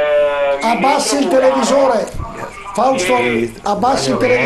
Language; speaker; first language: Italian; native; Italian